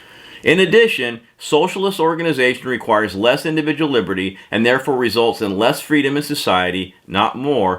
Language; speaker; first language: English; native; English